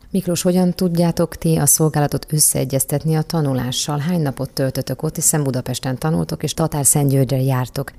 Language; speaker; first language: Hungarian; native; Hungarian